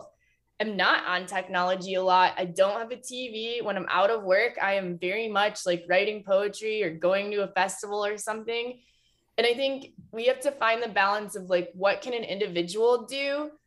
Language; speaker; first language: English; native; English